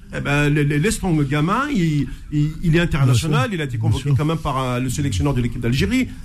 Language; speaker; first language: French; non-native, local second language; Arabic